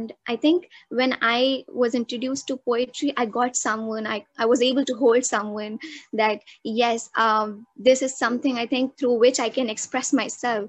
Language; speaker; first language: English; non-native, local second language; Hindi